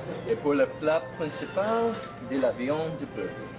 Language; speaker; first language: French; non-native, learner; English